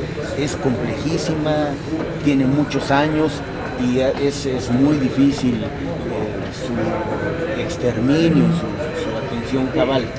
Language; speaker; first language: Spanish; native; Spanish